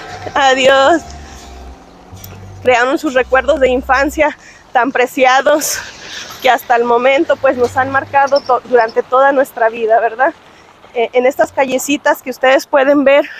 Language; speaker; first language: Spanish; native; Spanish